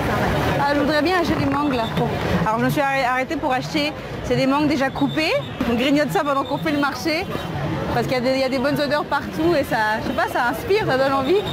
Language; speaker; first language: French; native; French